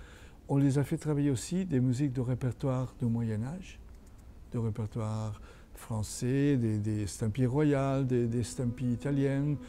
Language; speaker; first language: French; non-native, fluent; Catalan